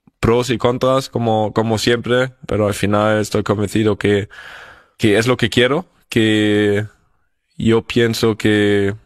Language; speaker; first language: Spanish; non-native, fluent; German